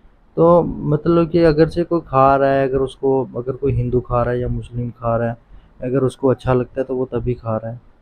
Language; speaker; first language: Hindi; native; Hindi